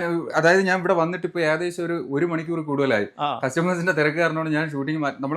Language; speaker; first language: Malayalam; native; Malayalam